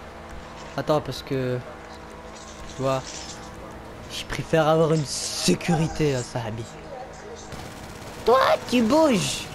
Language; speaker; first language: French; native; French